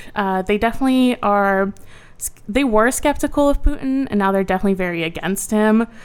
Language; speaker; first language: English; early bilingual, other home language; Ukrainian